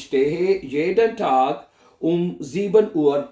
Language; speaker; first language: German; non-native, fluent; Urdu